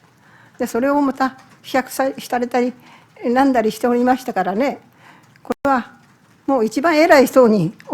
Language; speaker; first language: Japanese; native; Japanese